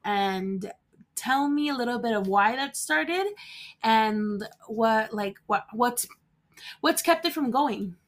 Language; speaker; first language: English; early bilingual, other home language; Spanish